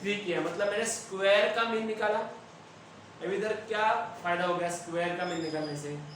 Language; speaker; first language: Hindi; non-native, local second language; Marathi